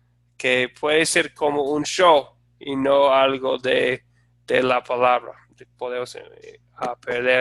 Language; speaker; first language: Spanish; non-native, fluent; English